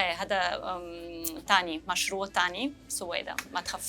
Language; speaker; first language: Arabic; non-native, learner; Russian